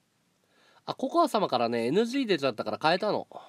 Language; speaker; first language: Japanese; native; Japanese